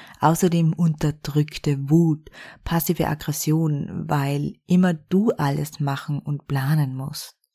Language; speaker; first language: German; native; German